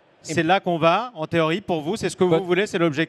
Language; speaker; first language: French; native; French